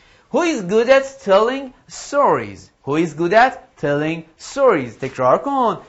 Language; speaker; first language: English; non-native, fluent; Persian